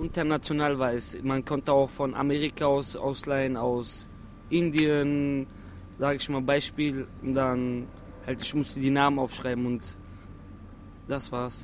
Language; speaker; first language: German; non-native, local second language; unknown